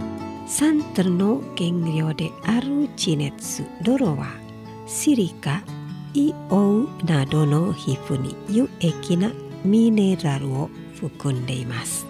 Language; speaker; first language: Japanese; non-native, fluent; Indonesian